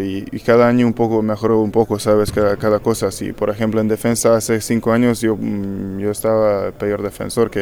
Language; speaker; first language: Spanish; non-native, learner; Hungarian